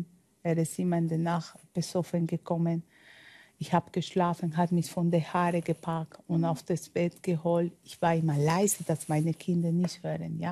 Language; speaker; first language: German; non-native, learner; Spanish